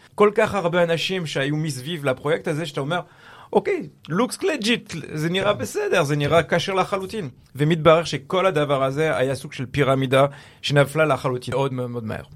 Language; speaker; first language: Hebrew; non-native, fluent; French